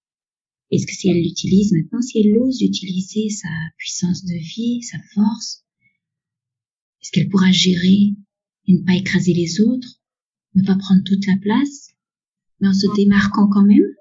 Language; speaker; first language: French; native; French